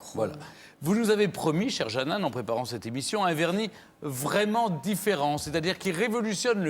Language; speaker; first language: French; native; French